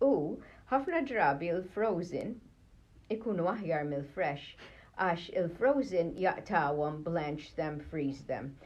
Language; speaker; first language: Maltese; early bilingual, heritage; Maltese